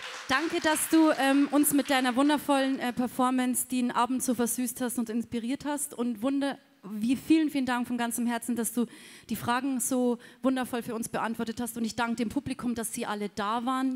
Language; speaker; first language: German; native; German